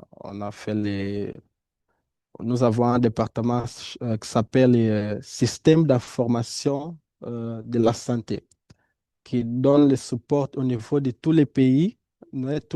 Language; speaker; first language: French; non-native, fluent; Portuguese